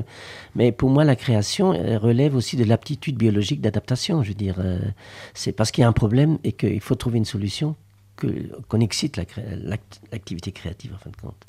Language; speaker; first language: French; native; French